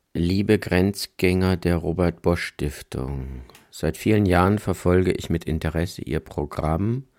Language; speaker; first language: German; native; German